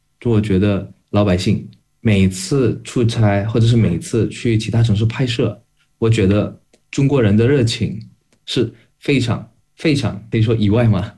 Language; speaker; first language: Chinese; non-native, fluent; Indonesian